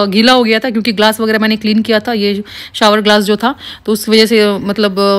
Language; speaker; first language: Hindi; native; Hindi